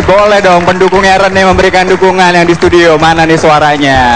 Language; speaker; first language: Indonesian; native; Indonesian